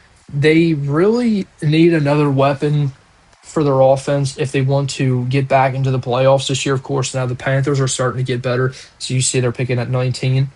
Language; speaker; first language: English; native; English